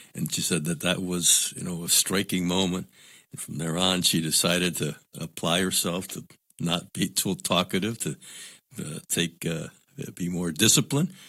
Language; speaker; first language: English; non-native, local second language; Spanish